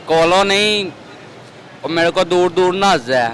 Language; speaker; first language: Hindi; non-native, local second language; Punjabi